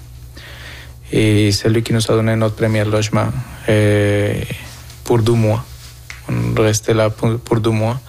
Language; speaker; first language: French; non-native, fluent; Spanish